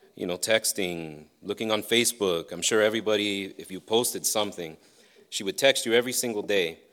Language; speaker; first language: English; early bilingual, other home language; Spanish